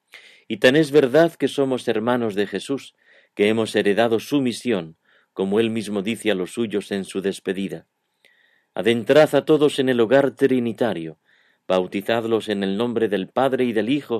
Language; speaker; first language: Spanish; native; Spanish